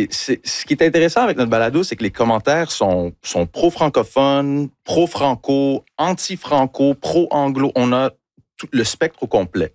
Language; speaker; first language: French; early bilingual, other home language; English